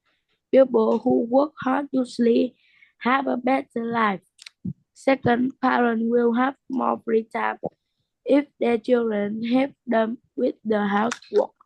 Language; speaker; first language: English; non-native, learner; Vietnamese